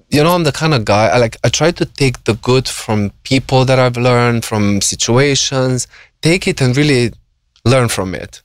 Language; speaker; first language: English; non-native, fluent; Slovenian